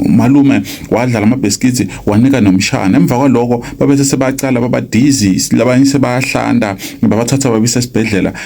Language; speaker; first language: Zulu; non-native, local second language; Swati